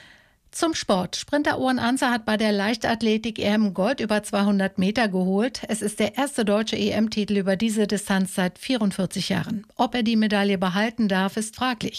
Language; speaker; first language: German; native; German